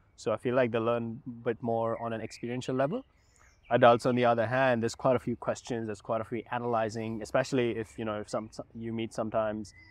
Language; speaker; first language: English; non-native, local second language; Hindi